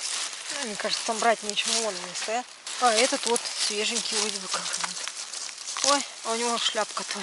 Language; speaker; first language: Russian; native; Russian